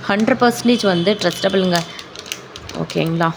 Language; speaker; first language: Tamil; native; Tamil